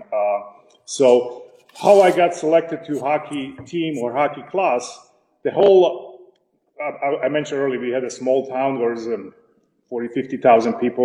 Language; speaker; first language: English; non-native, fluent; Slovak